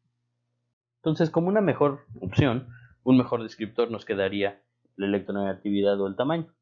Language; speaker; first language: Spanish; native; Spanish